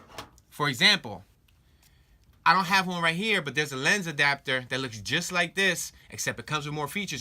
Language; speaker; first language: English; native; English